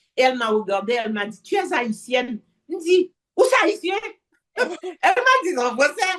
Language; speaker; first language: French; non-native, local second language; Haitian Creole